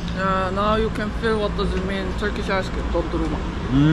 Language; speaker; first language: English; non-native, learner; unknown